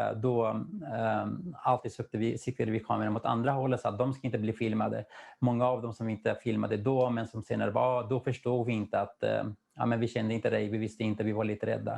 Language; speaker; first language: Swedish; non-native, fluent; Kurdish